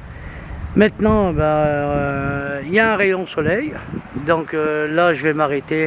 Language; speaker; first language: French; native; French